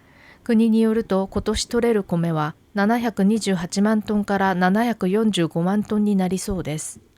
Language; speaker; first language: Japanese; non-native, fluent; Korean